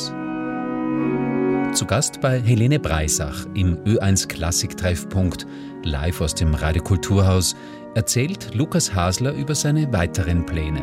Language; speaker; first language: German; native; German